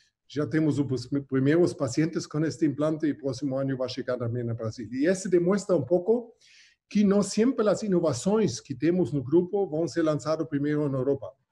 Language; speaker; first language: Portuguese; non-native, fluent; German